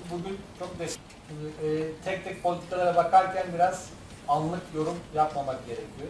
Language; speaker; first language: Turkish; native; Turkish